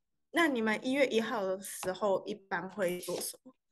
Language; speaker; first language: Chinese; native; Chinese